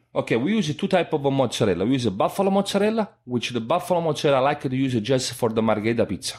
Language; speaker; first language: English; non-native, fluent; Italian